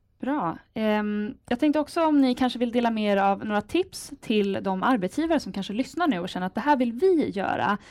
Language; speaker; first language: Swedish; native; Swedish